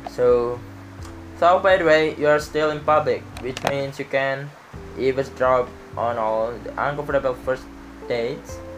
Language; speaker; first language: English; non-native, learner; Indonesian